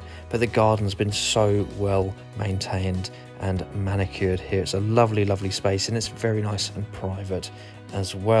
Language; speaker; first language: English; native; English